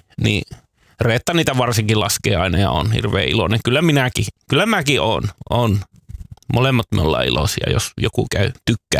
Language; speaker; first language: Finnish; native; Finnish